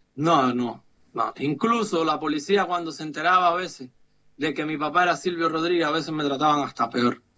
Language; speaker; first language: Spanish; native; Spanish